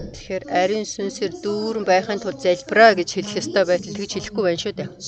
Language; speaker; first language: Mongolian; non-native, fluent; Korean